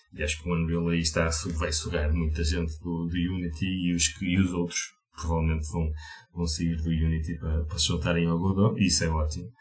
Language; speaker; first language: Portuguese; native; Portuguese